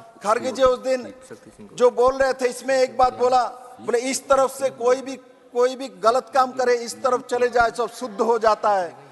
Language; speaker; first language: Hindi; non-native, local second language; Bangla